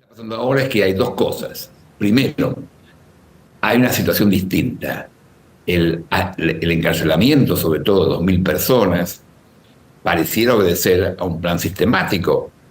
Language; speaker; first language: Spanish; native; Spanish